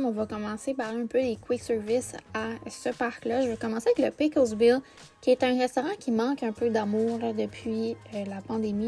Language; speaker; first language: French; native; French